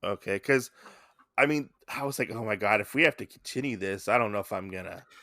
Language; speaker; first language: English; native; English